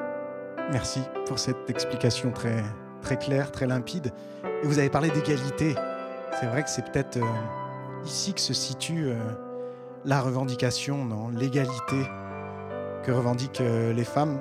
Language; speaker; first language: French; native; French